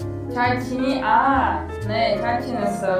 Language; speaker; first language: Korean; non-native, learner; Russian